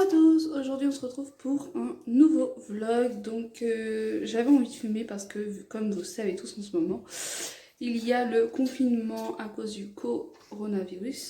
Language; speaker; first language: French; native; French